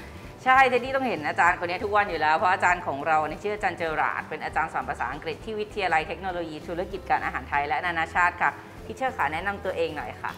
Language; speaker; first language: Thai; native; Thai